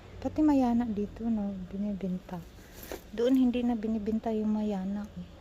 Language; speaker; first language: Filipino; non-native, local second language; Cebuano